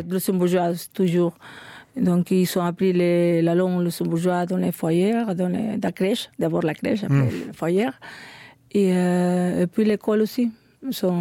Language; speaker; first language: French; non-native, fluent; Spanish